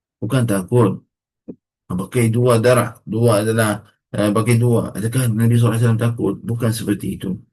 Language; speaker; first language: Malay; non-native, fluent; Arabic